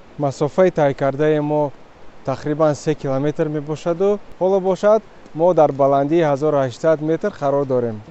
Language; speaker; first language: Tajik; native; Tajik